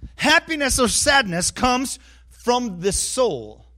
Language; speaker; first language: English; early bilingual, other home language; Ukrainian